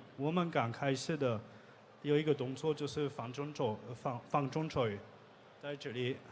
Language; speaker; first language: Chinese; non-native, learner; French